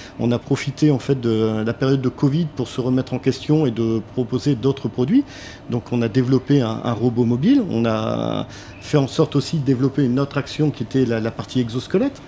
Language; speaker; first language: French; native; French